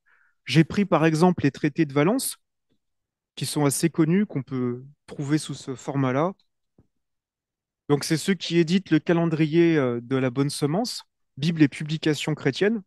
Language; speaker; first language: French; native; French